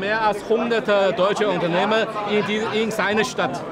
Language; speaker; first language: German; non-native, fluent; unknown